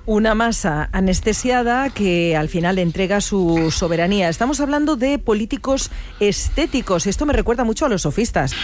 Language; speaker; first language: Spanish; native; Spanish